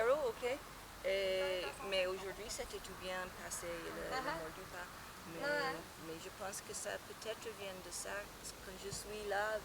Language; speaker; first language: French; non-native, learner; English